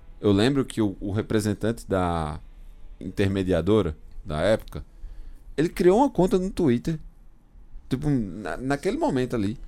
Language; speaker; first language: Portuguese; native; Portuguese